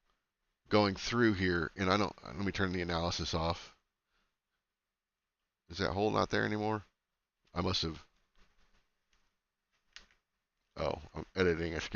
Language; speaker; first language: English; native; English